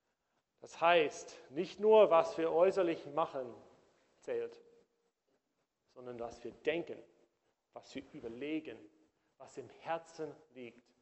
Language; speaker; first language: German; non-native, fluent; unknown